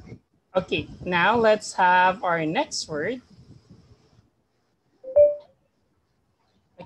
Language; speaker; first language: English; non-native, fluent; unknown